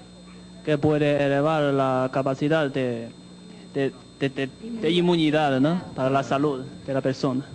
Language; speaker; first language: Spanish; non-native, local second language; Chinese